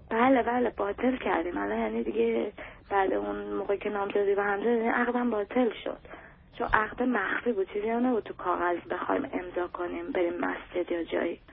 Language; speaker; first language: Persian; early bilingual, heritage; Persian